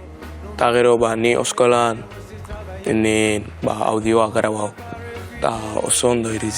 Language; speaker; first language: Basque; non-native, learner; Wolof